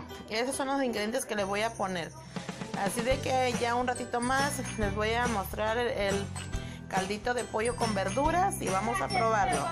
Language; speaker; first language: Spanish; native; Spanish